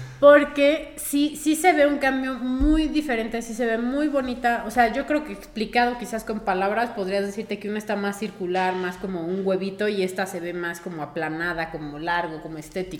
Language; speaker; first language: Spanish; native; Spanish